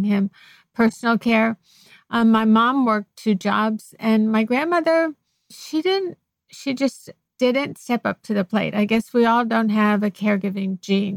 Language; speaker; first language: English; native; English